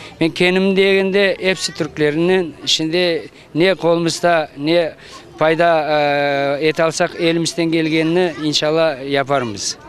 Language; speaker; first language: Turkish; non-native, learner; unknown